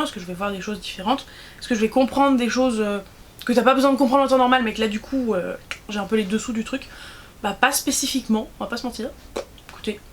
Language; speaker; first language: French; native; French